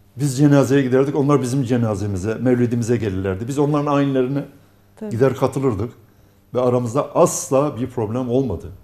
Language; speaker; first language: Turkish; non-native, local second language; Arabic